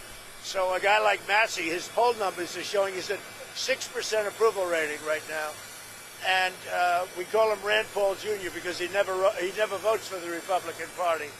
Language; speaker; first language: English; native; English